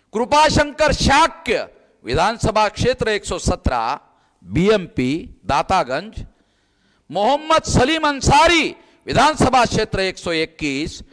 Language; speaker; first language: Hindi; non-native, local second language; Marathi